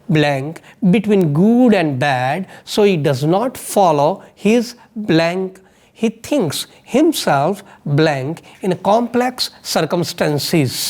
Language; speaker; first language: English; non-native, local second language; Gujarati